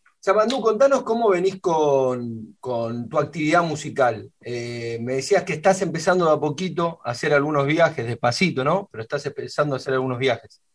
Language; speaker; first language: Spanish; native; Spanish